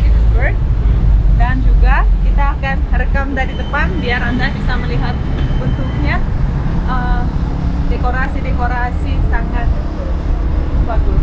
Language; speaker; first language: Indonesian; non-native, fluent; Russian